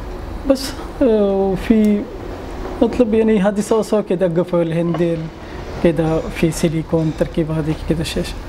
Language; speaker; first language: Arabic; non-native, learner; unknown